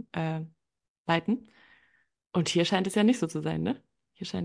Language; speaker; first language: German; native; German